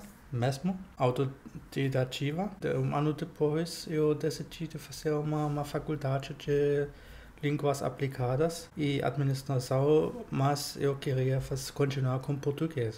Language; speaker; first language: Portuguese; non-native, fluent; German